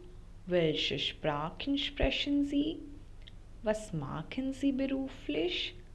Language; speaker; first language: German; non-native, fluent; Hindi